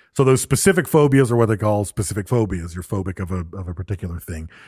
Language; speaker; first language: English; native; English